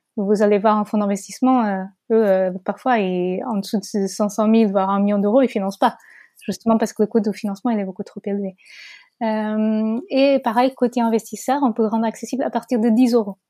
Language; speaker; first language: French; non-native, fluent; Portuguese